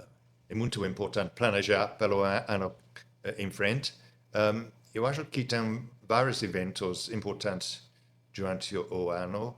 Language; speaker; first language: Portuguese; non-native, fluent; English